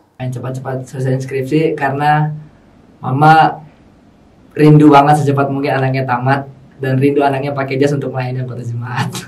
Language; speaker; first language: Indonesian; native; Indonesian